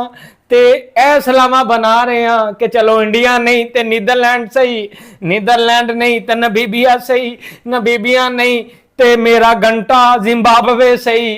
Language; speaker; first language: Hindi; native; Hindi